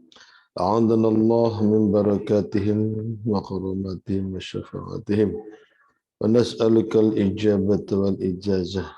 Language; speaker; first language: Arabic; non-native, fluent; Javanese